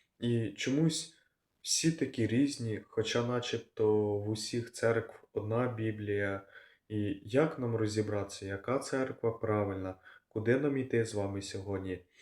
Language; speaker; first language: Ukrainian; non-native, local second language; Russian